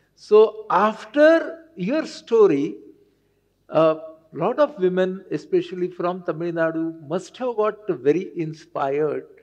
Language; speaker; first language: English; non-native, local second language; Marathi